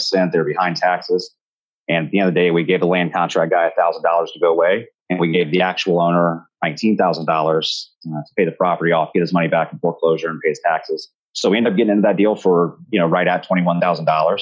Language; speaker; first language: English; native; English